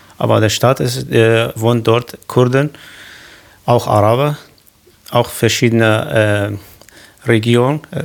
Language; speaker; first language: German; non-native, learner; Kurdish